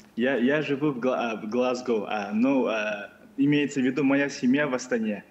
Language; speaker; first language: Russian; non-native, local second language; Kazakh